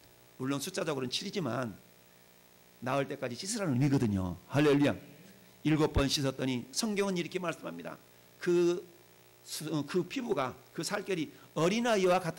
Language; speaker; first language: Korean; native; Korean